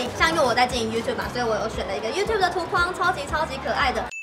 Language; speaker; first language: Chinese; native; Chinese